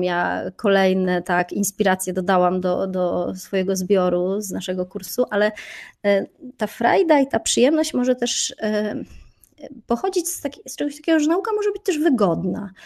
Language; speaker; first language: Polish; native; Polish